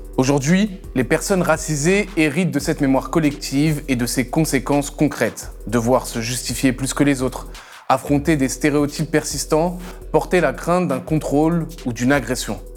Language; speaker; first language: French; native; French